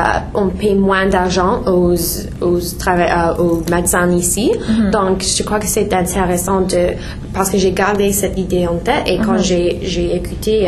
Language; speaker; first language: French; non-native, learner; English